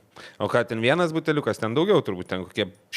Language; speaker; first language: Lithuanian; native; Lithuanian